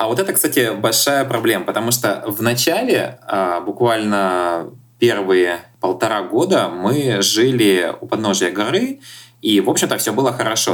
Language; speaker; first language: Russian; native; Russian